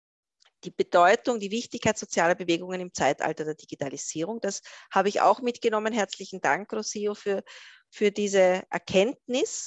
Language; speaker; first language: German; native; German